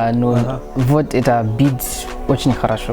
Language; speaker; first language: Russian; non-native, learner; English